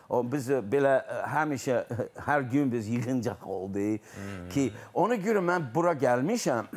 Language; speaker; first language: Azerbaijani; non-native, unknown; English